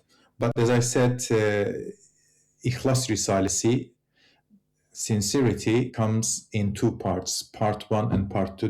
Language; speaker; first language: English; non-native, fluent; Turkish